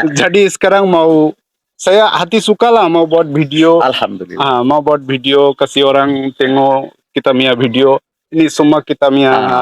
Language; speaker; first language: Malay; non-native, learner; Bangla